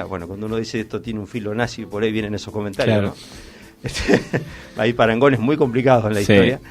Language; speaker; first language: Spanish; native; Spanish